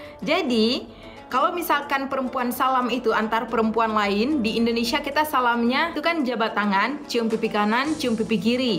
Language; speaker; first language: Indonesian; native; Indonesian